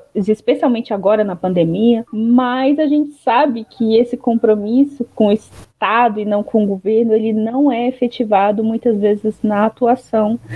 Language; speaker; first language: Portuguese; native; Portuguese